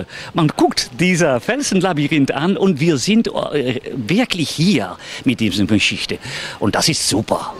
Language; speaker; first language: German; non-native, fluent; English